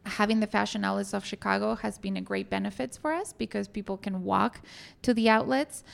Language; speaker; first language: English; non-native, fluent; Spanish